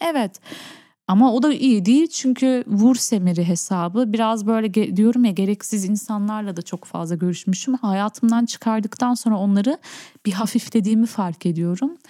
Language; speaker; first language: Turkish; early bilingual, heritage; Turkish